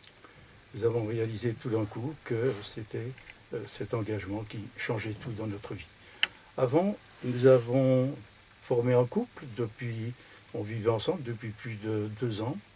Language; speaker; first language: French; native; French